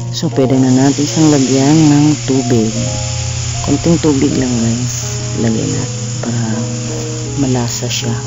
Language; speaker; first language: Filipino; non-native, local second language; Cebuano